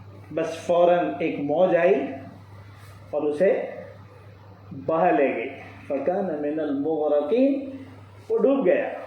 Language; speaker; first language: Urdu; native; Urdu